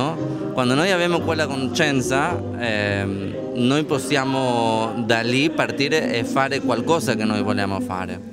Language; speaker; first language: Italian; non-native, learner; Spanish